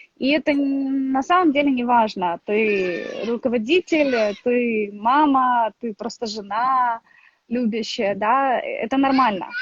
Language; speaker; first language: Russian; native; Russian